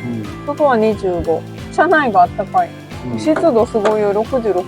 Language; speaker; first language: Japanese; native; Japanese